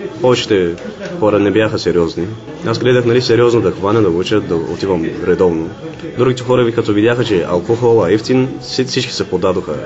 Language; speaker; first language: Bulgarian; non-native, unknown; Turkish